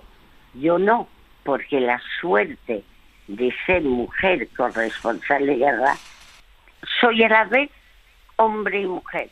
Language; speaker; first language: Spanish; early bilingual, other home language; French